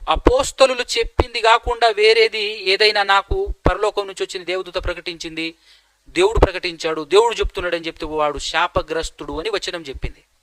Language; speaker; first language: Telugu; native; Telugu